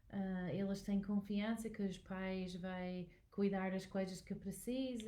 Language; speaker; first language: Portuguese; non-native, learner; English